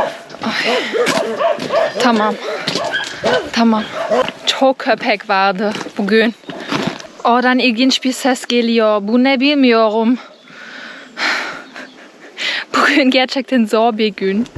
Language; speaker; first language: Turkish; non-native, learner; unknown